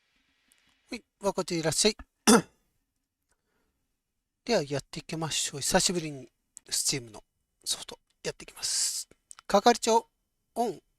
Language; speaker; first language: Japanese; native; Japanese